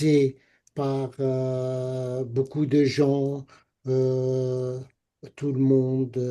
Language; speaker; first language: French; non-native, fluent; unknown